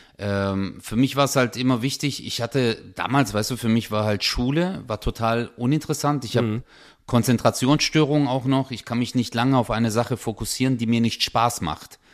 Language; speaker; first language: German; early bilingual, other home language; Turkish